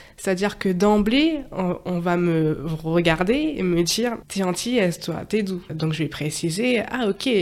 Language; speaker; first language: French; native; French